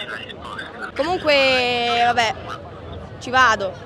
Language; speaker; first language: Italian; native; Italian